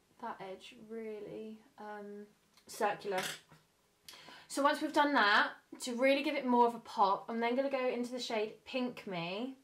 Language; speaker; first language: English; native; English